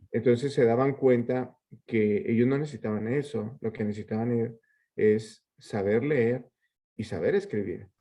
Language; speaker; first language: Spanish; early bilingual, heritage; Spanish